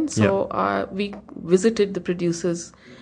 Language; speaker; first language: English; non-native, local second language; Hindi